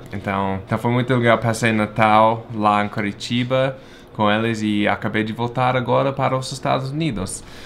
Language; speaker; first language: Portuguese; non-native, fluent; English